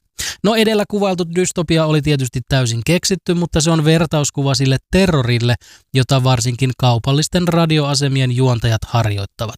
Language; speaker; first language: Finnish; native; Finnish